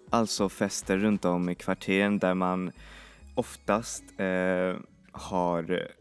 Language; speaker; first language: Swedish; native; Swedish